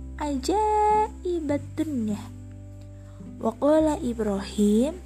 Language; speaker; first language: Arabic; non-native, learner; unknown